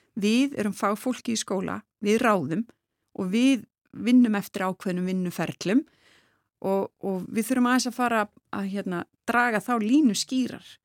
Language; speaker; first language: Icelandic; native; Icelandic